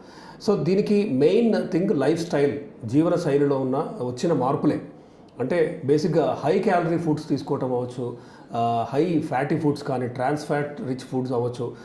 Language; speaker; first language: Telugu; native; Telugu